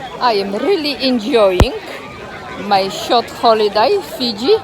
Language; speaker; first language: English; non-native, learner; Polish